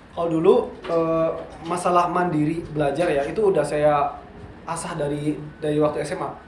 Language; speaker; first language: Indonesian; native; Indonesian